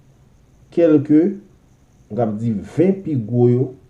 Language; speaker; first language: French; non-native, local second language; Haitian Creole